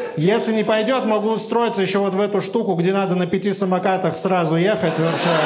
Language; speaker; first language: Russian; native; Russian